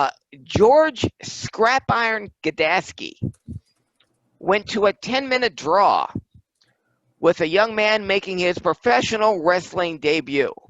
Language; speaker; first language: English; native; English